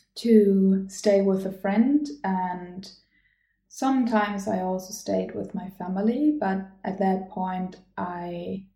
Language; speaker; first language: English; non-native, fluent; German